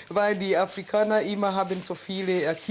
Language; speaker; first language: German; non-native, learner; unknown